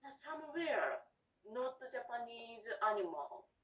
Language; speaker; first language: English; non-native, learner; Japanese